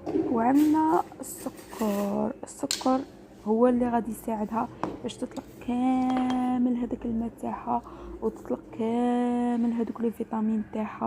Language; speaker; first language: Arabic; native; Arabic